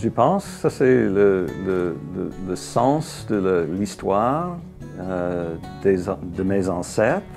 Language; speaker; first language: French; non-native, local second language; English